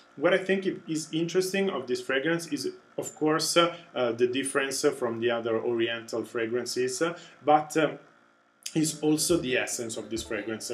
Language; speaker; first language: English; non-native, fluent; Italian